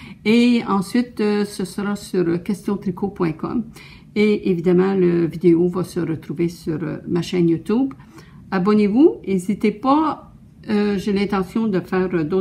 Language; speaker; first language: French; native; French